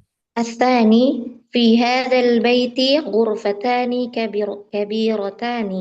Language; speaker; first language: Arabic; non-native, learner; Indonesian